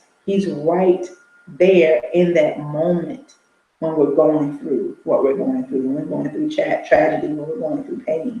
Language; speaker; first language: English; native; English